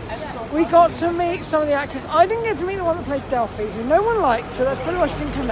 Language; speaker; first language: English; native; English